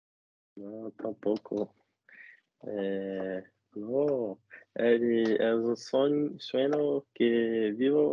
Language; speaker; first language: Spanish; non-native, learner; Portuguese